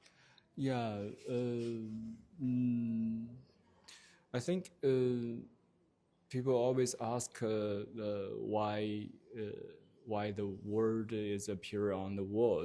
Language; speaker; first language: English; non-native, learner; Chinese